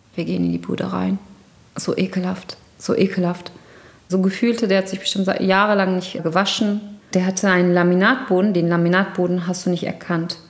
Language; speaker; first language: German; early bilingual, other home language; Turkish